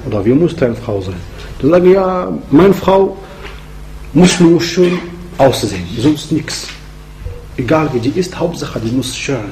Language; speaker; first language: German; non-native, fluent; Arabic